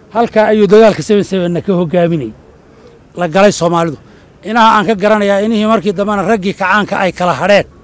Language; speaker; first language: Somali; native; Somali